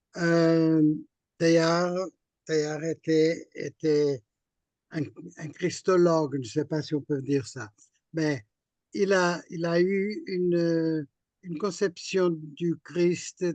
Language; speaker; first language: French; non-native, fluent; Portuguese